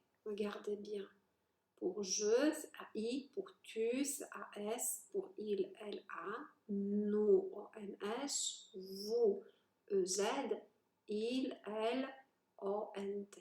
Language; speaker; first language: French; non-native, fluent; Polish